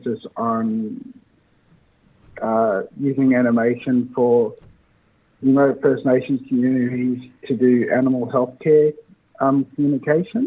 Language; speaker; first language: English; native; English